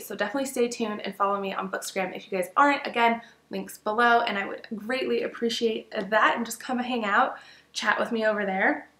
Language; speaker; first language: English; native; English